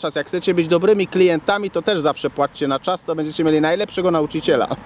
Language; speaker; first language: Polish; native; Polish